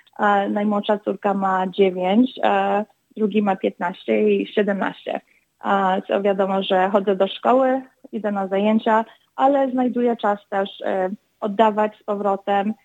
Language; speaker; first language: Polish; early bilingual, other home language; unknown